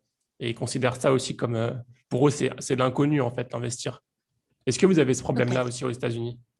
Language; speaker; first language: French; native; French